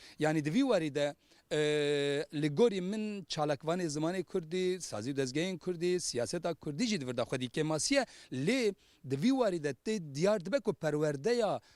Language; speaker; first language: Kurdish; native; Kurdish